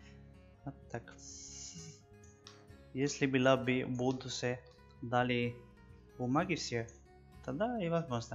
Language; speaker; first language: Russian; non-native, learner; Spanish